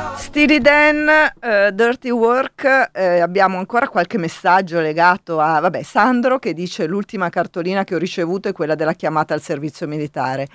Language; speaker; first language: Italian; native; Italian